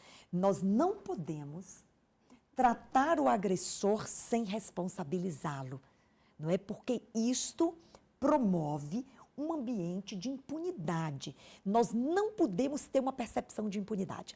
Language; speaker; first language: Portuguese; native; Portuguese